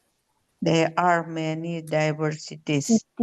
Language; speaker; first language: English; non-native, learner; Indonesian